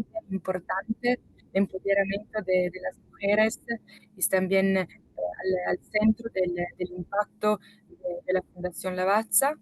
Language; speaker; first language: Spanish; non-native, fluent; Italian